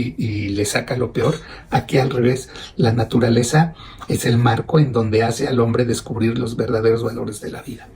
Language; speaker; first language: Spanish; native; Spanish